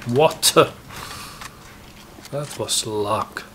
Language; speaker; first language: English; non-native, fluent; Finnish